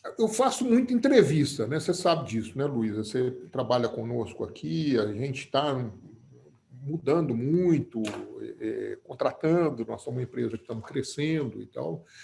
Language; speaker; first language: Portuguese; native; Portuguese